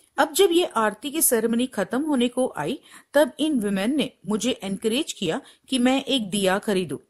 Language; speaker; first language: Hindi; non-native, local second language; Gujarati